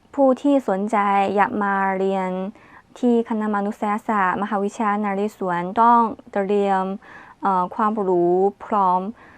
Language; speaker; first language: Thai; non-native, learner; Chinese